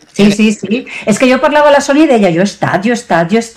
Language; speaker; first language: Catalan; native; Catalan